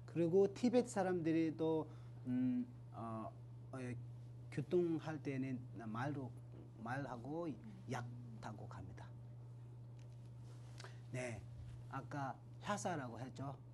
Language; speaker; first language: Korean; non-native, learner; Tibetan